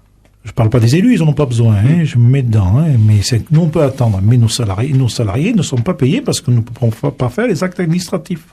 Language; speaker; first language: French; native; French